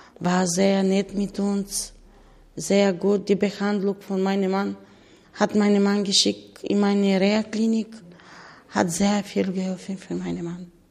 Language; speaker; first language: German; non-native, learner; Bulgarian